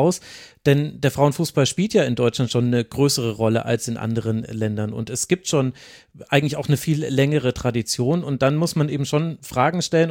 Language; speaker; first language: German; native; German